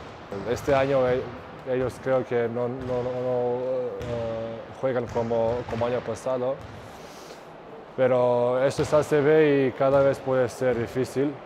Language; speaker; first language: Spanish; non-native, fluent; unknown